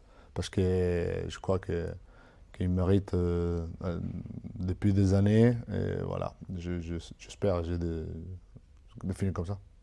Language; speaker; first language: French; non-native, fluent; Spanish